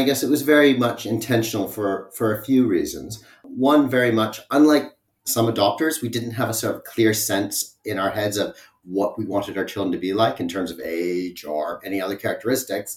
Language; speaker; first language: English; native; English